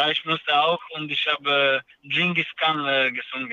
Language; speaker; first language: German; non-native, learner; Serbian